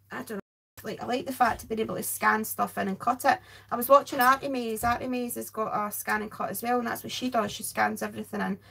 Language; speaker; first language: English; native; English